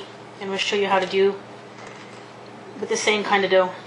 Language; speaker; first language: English; native; English